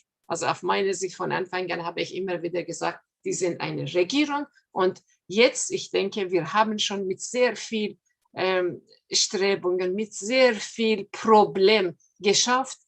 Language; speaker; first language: German; non-native, fluent; Persian